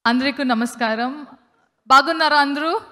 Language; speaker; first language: Telugu; non-native, learner; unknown